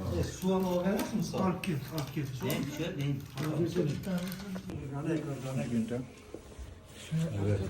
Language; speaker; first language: Turkish; non-native, learner; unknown